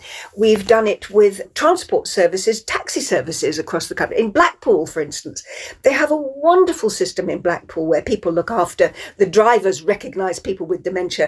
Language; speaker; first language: English; native; English